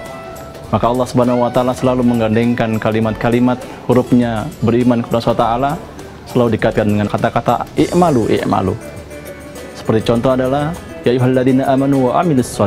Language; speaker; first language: Indonesian; native; Indonesian